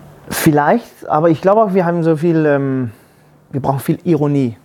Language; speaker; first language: German; non-native, learner; Danish